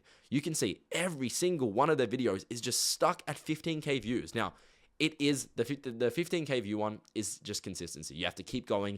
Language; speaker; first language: English; native; English